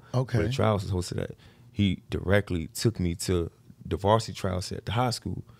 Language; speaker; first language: English; native; English